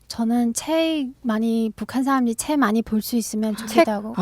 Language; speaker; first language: Korean; non-native, fluent; Chinese